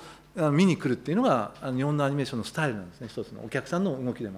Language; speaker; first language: Japanese; native; Japanese